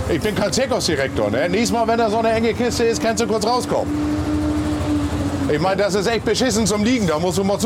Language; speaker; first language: German; native; German